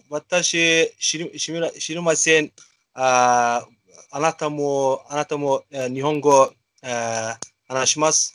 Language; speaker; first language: Japanese; non-native, learner; Azerbaijani